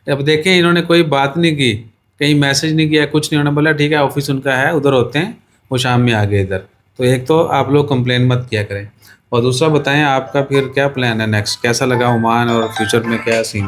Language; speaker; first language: Hindi; non-native, local second language; Punjabi